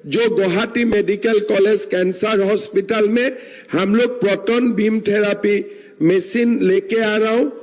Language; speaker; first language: Hindi; non-native, local second language; Assamese